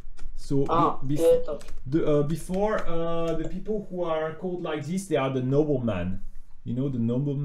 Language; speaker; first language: English; non-native, fluent; French